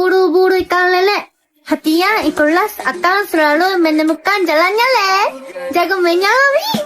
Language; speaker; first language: Indonesian; non-native, learner; Japanese